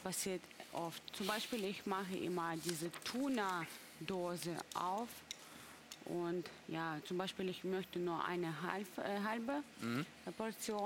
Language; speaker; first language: German; non-native, learner; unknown